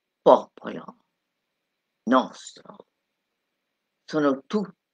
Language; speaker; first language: Italian; non-native, fluent; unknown